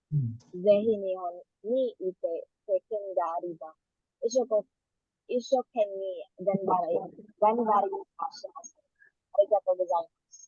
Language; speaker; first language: Japanese; non-native, learner; Filipino